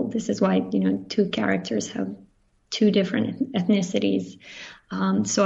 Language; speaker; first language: English; non-native, fluent; Serbian